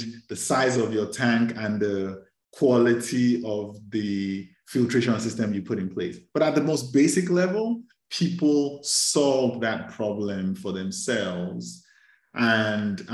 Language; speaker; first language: English; non-native, local second language; Yoruba